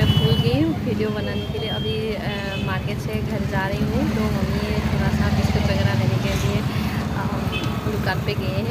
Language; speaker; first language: Hindi; non-native, local second language; Assamese